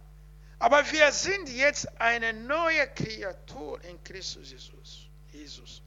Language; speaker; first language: German; non-native, learner; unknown